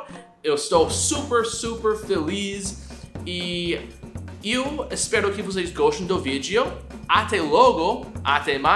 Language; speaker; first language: Portuguese; non-native, fluent; English